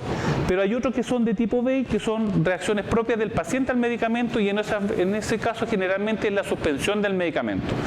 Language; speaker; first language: Spanish; native; Spanish